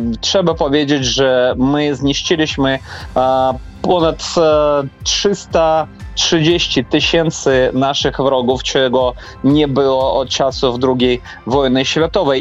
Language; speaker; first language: Polish; non-native, fluent; Ukrainian